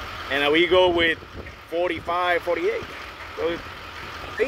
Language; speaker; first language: English; non-native, learner; Spanish